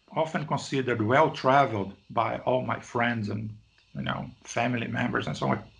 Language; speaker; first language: English; non-native, fluent; Portuguese